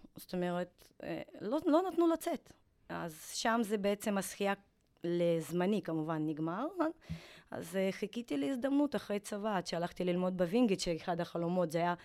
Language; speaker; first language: Hebrew; non-native, fluent; Russian